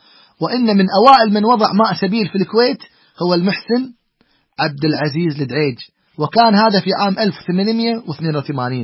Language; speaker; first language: Arabic; native; Arabic